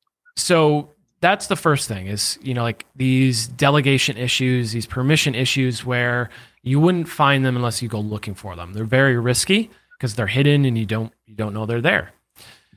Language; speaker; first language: English; native; English